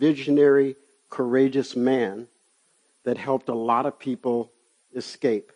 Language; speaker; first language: English; native; English